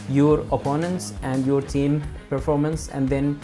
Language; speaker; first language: English; non-native, fluent; Arabic